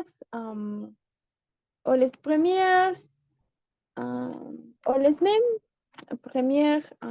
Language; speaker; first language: French; non-native, learner; Spanish